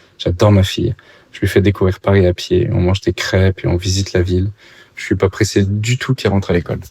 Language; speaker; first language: French; native; French